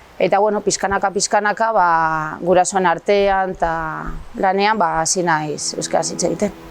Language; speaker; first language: Basque; non-native, local second language; Spanish